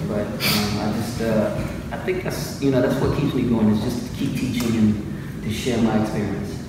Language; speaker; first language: English; native; English